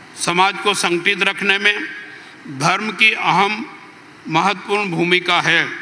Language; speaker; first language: Hindi; native; Hindi